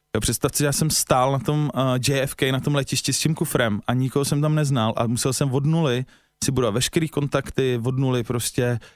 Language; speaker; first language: Czech; native; Czech